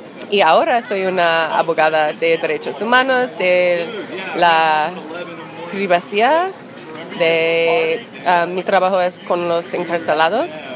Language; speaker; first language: Spanish; non-native, learner; English